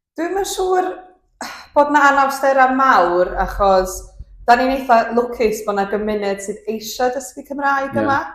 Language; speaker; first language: Welsh; native; Welsh